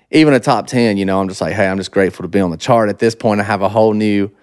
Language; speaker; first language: English; native; English